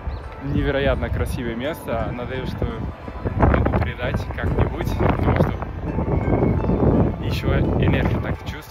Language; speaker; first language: Russian; non-native, fluent; Spanish